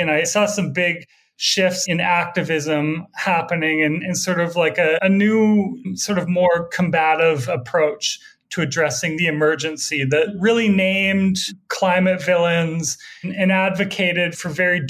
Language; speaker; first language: English; native; English